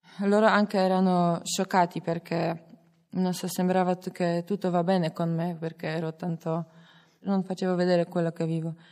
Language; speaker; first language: Italian; non-native, fluent; Polish